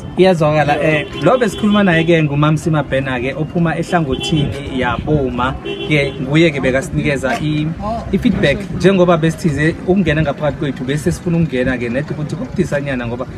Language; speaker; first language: Zulu; non-native, local second language; South Ndebele